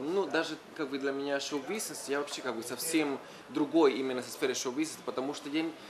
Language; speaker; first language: Russian; non-native, fluent; Spanish